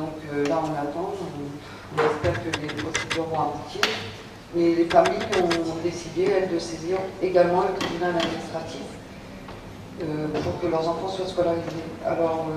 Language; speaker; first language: French; native; French